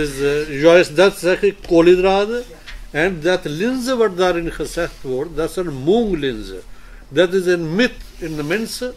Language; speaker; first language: Dutch; non-native, fluent; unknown